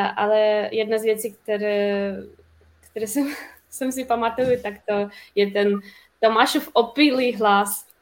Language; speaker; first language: Czech; non-native, fluent; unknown